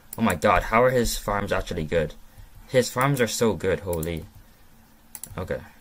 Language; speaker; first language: English; native; English